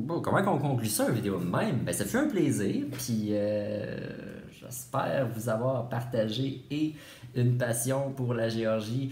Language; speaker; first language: French; native; French